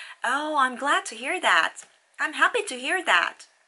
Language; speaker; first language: English; non-native, fluent; Korean